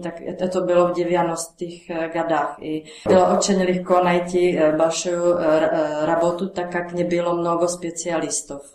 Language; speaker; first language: Russian; non-native, learner; Czech